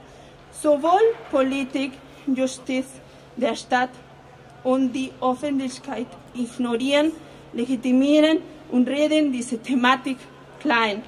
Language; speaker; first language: German; non-native, fluent; Spanish